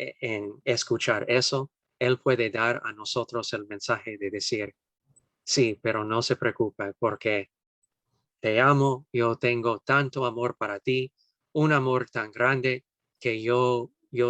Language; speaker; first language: Spanish; non-native, fluent; English